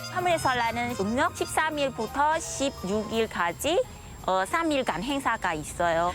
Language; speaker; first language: Korean; non-native, learner; Khmer